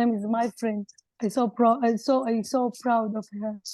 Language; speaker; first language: English; non-native, learner; Arabic